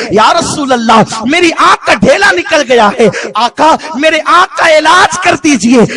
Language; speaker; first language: Urdu; native; Urdu